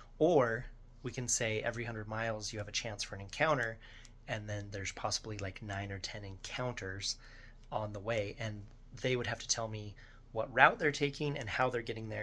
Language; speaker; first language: English; native; English